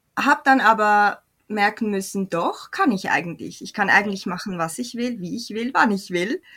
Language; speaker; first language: German; native; German